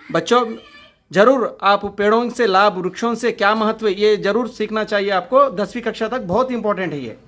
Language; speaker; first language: Hindi; non-native, local second language; Telugu